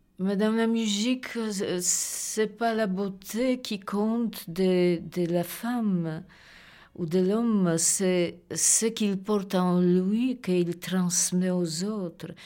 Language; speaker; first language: French; non-native, fluent; Polish